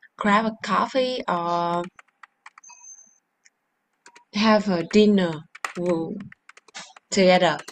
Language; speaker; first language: English; non-native, learner; Vietnamese